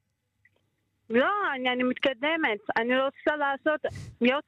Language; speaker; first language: Hebrew; non-native, learner; Turkish